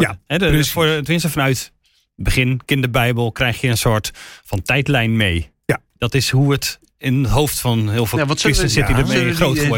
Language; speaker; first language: Dutch; native; Dutch